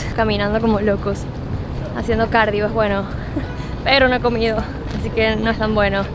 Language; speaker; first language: Spanish; native; Spanish